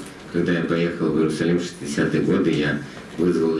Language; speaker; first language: Russian; native; Russian